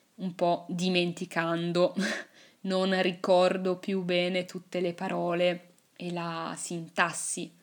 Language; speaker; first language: Italian; native; Italian